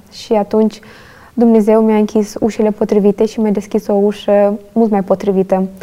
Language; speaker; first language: Romanian; native; Romanian